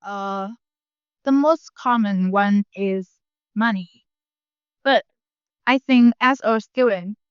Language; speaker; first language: English; non-native, learner; Vietnamese